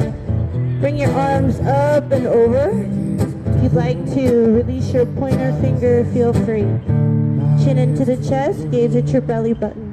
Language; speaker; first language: English; native; English